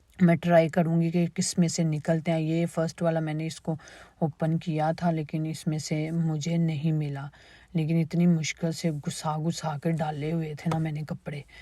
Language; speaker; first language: Urdu; native; Urdu